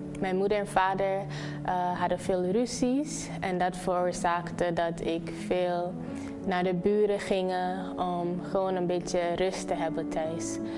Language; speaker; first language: Dutch; non-native, local second language; Papiamento